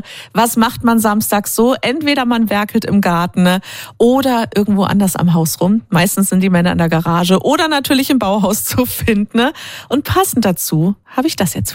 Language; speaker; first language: German; native; German